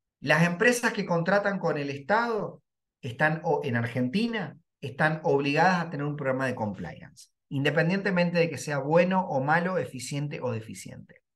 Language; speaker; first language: Spanish; native; Spanish